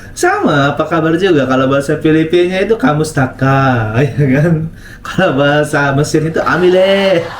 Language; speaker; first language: Indonesian; non-native, local second language; Sundanese